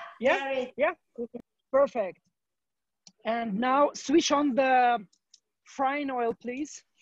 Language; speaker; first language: English; non-native, learner; Ukrainian